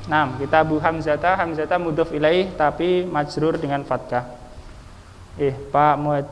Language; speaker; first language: Indonesian; native; Indonesian